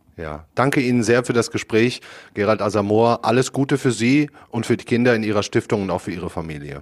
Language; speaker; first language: German; native; German